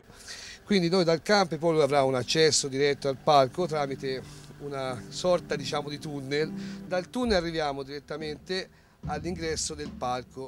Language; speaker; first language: Italian; native; Italian